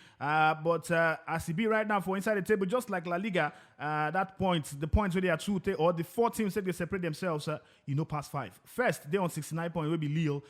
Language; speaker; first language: Nigerian Pidgin; non-native, local second language; Igbo